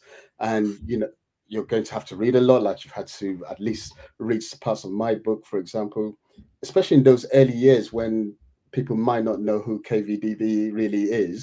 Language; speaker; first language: English; native; English